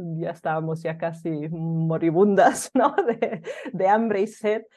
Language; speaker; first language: Spanish; early bilingual, other home language; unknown